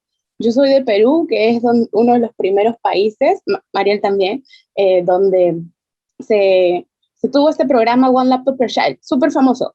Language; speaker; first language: Spanish; native; Spanish